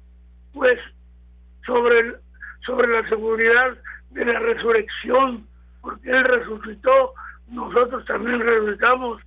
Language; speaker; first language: Spanish; native; Spanish